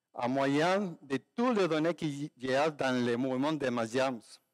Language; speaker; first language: French; non-native, learner; Spanish